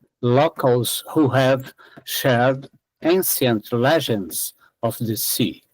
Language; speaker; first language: English; non-native, learner; Portuguese